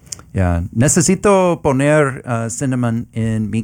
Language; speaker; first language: Spanish; non-native, learner; English